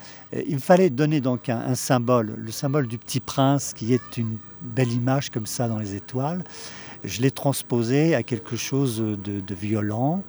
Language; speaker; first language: French; early bilingual, other home language; Kabyle